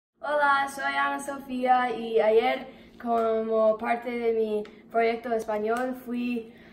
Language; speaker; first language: Spanish; non-native, learner; English